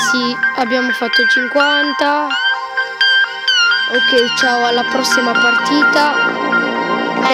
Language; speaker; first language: Italian; early bilingual, other home language; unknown